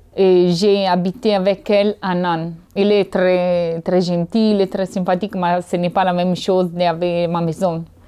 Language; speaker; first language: French; non-native, learner; Italian